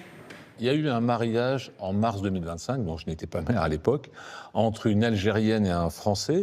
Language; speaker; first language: French; native; French